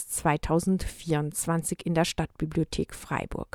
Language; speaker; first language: German; native; German